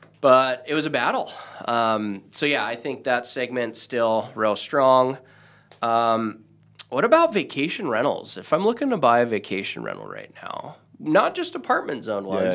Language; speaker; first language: English; native; English